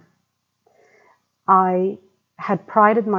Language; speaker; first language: English; early bilingual, other home language; Arabic